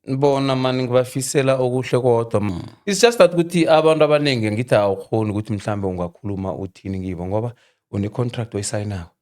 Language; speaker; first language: Zulu; non-native, local second language; South Ndebele